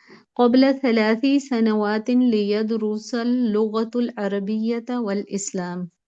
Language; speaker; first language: Arabic; non-native, learner; Urdu